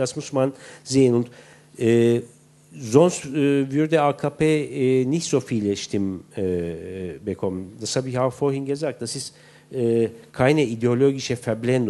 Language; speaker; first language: German; non-native, fluent; Turkish